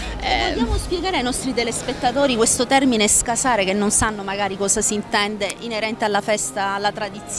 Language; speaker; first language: Italian; native; Italian